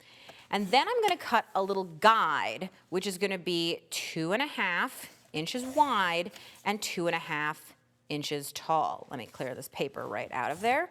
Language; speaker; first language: English; native; English